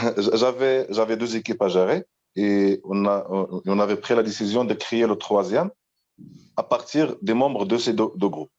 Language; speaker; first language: French; non-native, local second language; Arabic